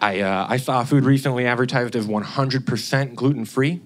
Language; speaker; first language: English; native; English